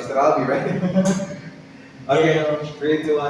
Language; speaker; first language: English; non-native, fluent; Indonesian